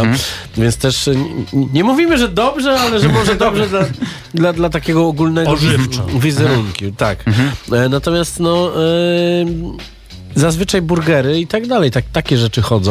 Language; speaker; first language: Polish; native; Polish